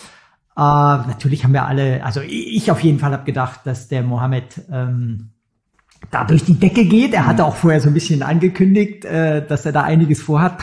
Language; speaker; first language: German; native; German